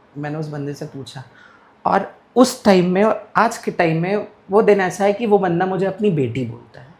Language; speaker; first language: Hindi; non-native, local second language; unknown